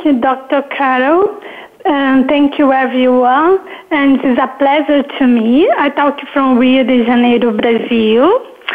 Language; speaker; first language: English; non-native, learner; Portuguese